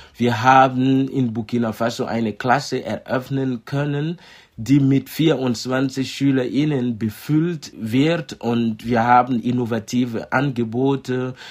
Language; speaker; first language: German; non-native, fluent; Mossi